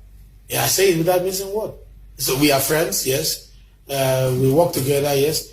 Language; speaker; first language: English; non-native, local second language; Igbo